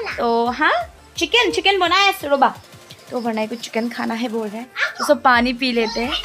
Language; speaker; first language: Hindi; non-native, local second language; Nepali